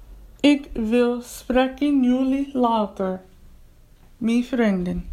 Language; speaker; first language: Dutch; non-native, learner; English